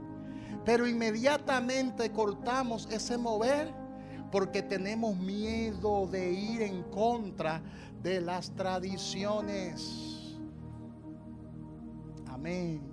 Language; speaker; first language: Spanish; native; Spanish